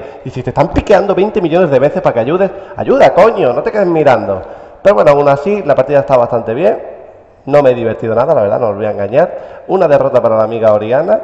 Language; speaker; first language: Spanish; native; Spanish